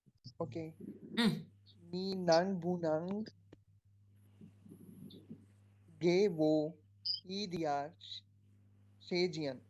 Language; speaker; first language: Chinese; non-native, learner; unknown